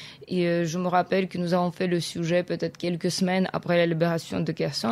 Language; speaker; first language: French; non-native, fluent; Ukrainian